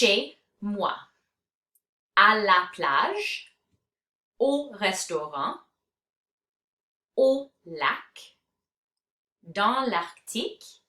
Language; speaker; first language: French; non-native, fluent; English